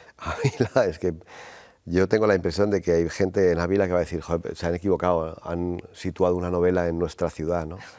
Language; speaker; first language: Spanish; native; Spanish